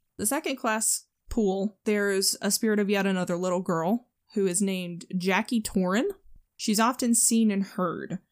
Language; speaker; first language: English; native; English